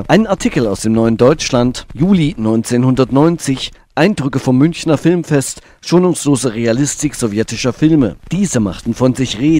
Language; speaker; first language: German; native; German